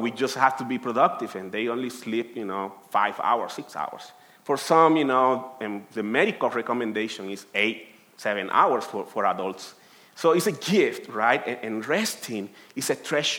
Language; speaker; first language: English; non-native, fluent; Spanish